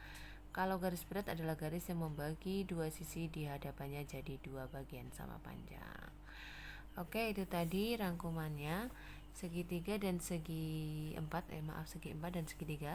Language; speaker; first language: Indonesian; native; Indonesian